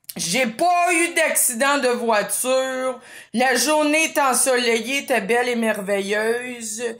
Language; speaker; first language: French; native; French